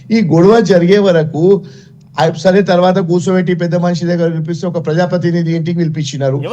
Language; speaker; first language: Telugu; non-native, local second language; Gujarati